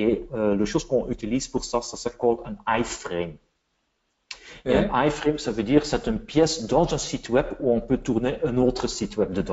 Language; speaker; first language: French; non-native, fluent; Dutch